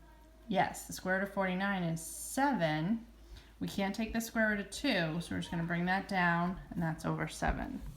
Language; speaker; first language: English; native; English